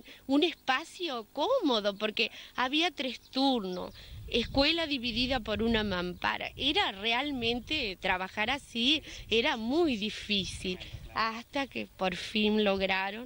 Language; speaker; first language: Spanish; native; Spanish